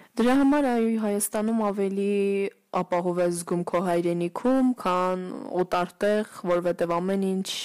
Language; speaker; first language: Armenian; early bilingual, heritage; Armenian